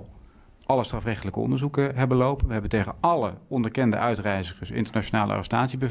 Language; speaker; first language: Dutch; native; Dutch